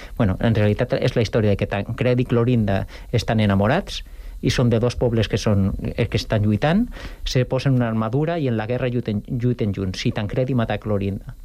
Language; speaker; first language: Catalan; native; Catalan